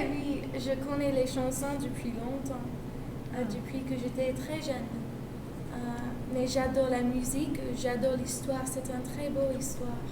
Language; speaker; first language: French; non-native, learner; English